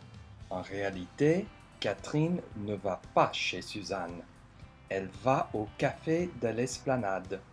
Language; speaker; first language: French; non-native, fluent; English